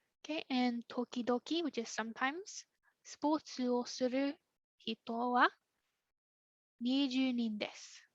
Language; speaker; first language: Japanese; non-native, fluent; English